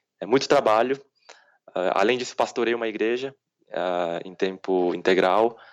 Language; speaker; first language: Portuguese; early bilingual, other home language; Korean